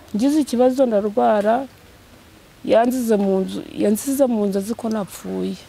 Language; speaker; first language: Kinyarwanda; native; Kinyarwanda